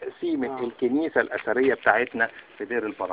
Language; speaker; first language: Arabic; native; Arabic